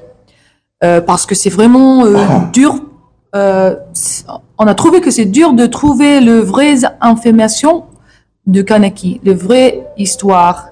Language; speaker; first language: French; non-native, learner; English